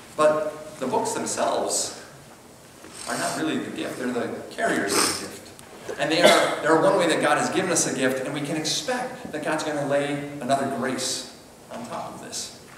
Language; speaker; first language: English; native; English